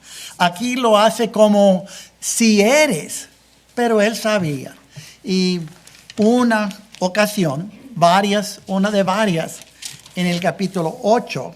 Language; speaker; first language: Spanish; non-native, fluent; English